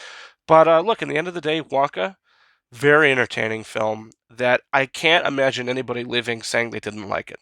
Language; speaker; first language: English; native; English